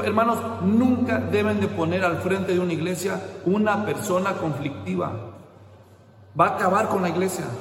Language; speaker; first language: Spanish; native; Spanish